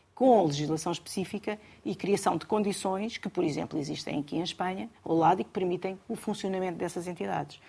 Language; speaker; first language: Portuguese; native; Portuguese